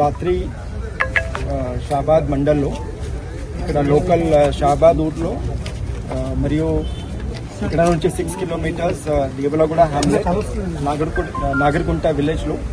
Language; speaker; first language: Telugu; non-native, learner; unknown